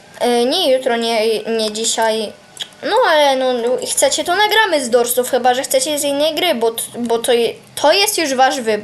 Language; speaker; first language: Polish; native; Polish